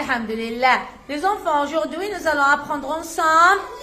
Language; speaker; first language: French; non-native, local second language; Rundi